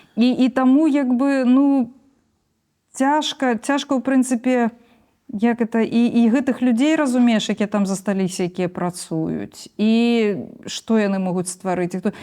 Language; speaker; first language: Belarusian; native; Belarusian